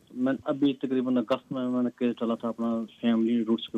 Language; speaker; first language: Urdu; native; Urdu